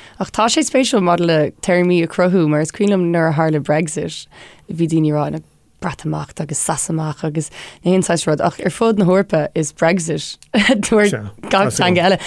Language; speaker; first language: Irish; non-native, local second language; English